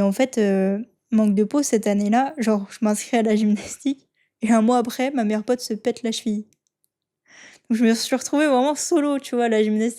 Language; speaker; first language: French; native; French